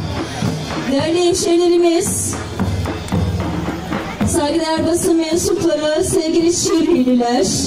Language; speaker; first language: Turkish; native; Turkish